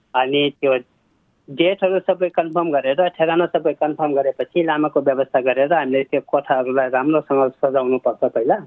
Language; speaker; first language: Nepali; non-native, local second language; Sherpa